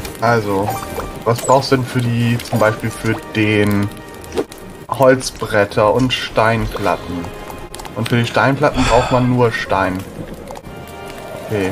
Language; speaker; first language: German; native; German